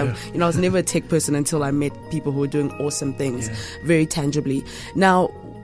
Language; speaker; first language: English; non-native, local second language; Ganda